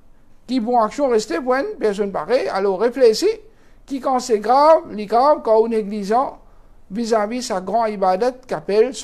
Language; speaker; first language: French; non-native, local second language; Morisyen